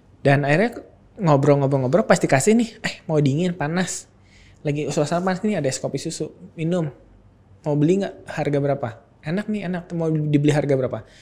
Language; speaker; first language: Indonesian; native; Indonesian